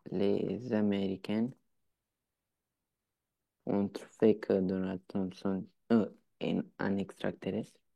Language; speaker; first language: French; non-native, learner; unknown